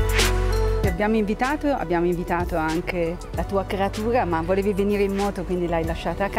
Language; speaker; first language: Italian; native; Italian